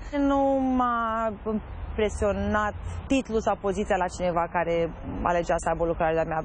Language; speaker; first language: Romanian; early bilingual, heritage; Romanian